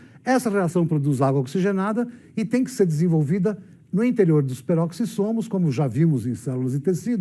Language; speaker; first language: Portuguese; native; Portuguese